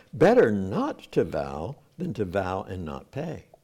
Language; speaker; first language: English; native; English